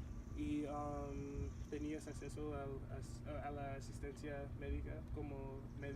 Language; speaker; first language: Spanish; non-native, learner; English